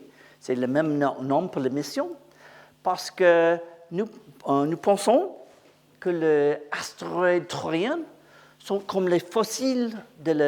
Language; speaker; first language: French; non-native, learner; English